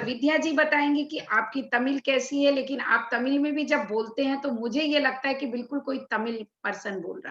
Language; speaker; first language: Hindi; native; Hindi